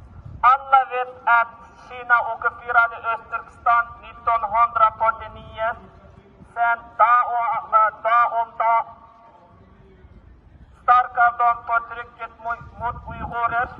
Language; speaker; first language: Swedish; non-native, learner; Uyghur